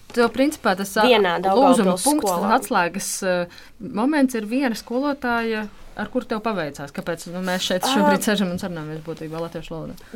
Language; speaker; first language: Latvian; non-native, local second language; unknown